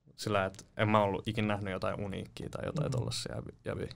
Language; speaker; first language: Finnish; native; Finnish